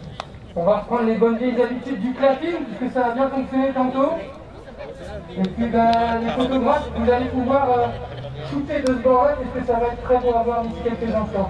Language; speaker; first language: French; native; French